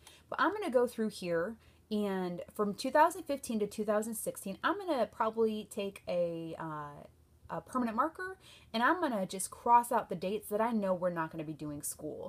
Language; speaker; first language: English; native; English